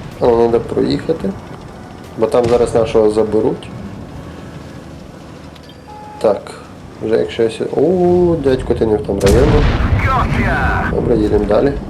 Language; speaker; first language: Ukrainian; native; Ukrainian